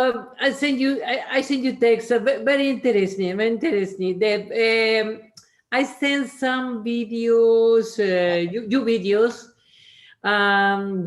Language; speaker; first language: English; non-native, learner; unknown